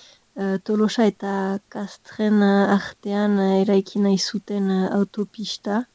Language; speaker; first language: Basque; non-native, local second language; French